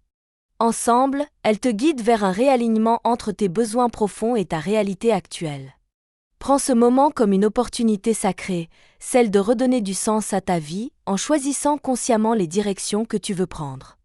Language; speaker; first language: French; native; French